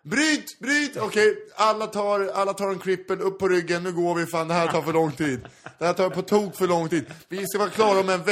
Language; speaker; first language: Swedish; native; Swedish